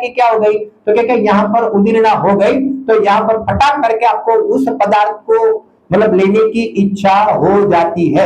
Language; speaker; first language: Hindi; non-native, local second language; Gujarati